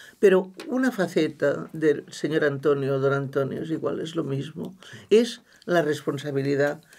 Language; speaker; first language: Spanish; non-native, local second language; Catalan